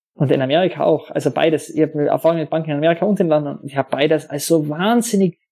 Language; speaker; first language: German; native; German